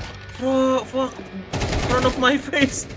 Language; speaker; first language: English; non-native, learner; Sundanese